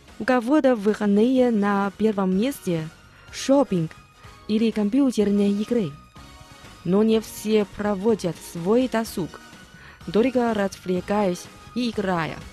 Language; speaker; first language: Russian; non-native, fluent; Chinese